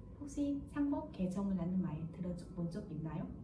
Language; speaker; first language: Korean; non-native, learner; Vietnamese